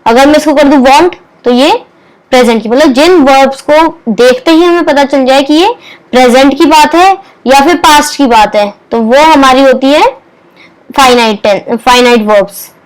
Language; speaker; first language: Hindi; native; Hindi